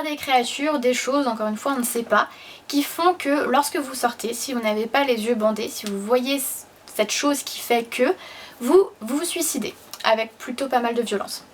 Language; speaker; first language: French; native; French